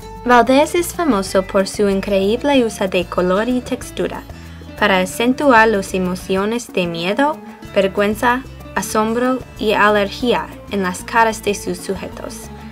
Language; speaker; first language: Spanish; non-native, learner; English